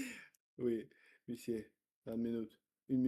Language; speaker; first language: French; non-native, learner; Russian